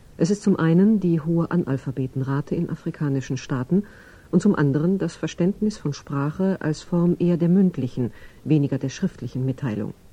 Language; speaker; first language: German; native; German